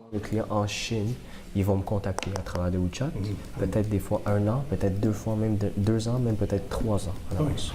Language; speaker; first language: French; early bilingual, other home language; Chinese